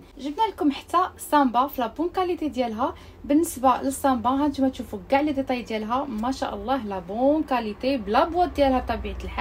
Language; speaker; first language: Arabic; native; Arabic